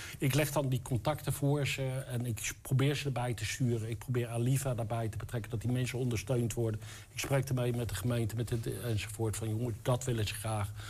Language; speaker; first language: Dutch; native; Dutch